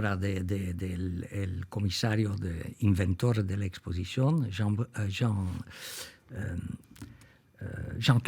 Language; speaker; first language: Spanish; non-native, fluent; Dutch